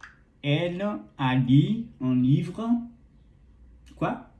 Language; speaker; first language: French; non-native, learner; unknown